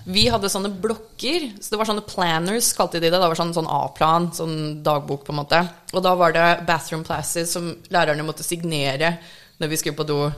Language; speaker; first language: Norwegian; early bilingual, other home language; English